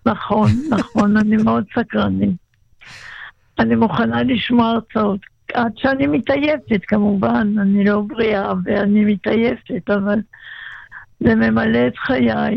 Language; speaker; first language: Hebrew; non-native, local second language; German